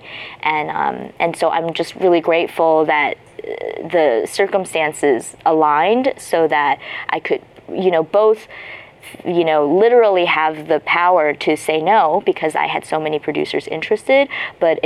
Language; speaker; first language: English; native; English